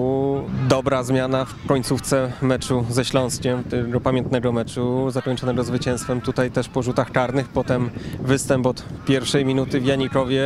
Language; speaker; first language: Polish; native; Polish